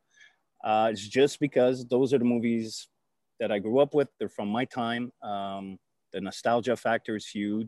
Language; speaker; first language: English; native; English